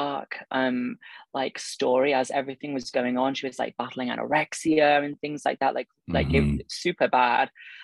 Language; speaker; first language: English; native; English